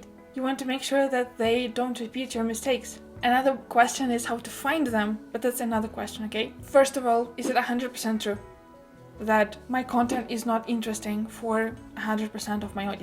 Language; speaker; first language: English; non-native, fluent; Russian